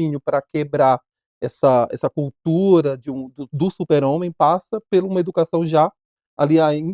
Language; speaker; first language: Portuguese; native; Portuguese